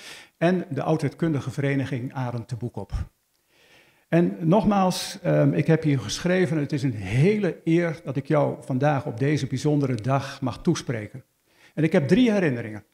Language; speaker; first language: Dutch; native; Dutch